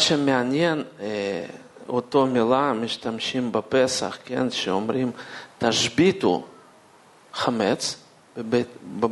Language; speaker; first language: Hebrew; non-native, fluent; Russian